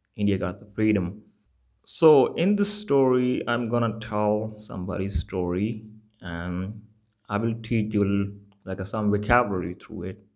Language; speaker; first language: English; non-native, local second language; Punjabi